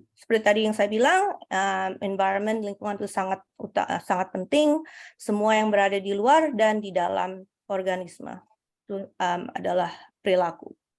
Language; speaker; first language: Indonesian; early bilingual, heritage; Indonesian